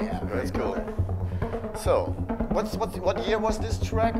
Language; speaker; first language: English; non-native, fluent; German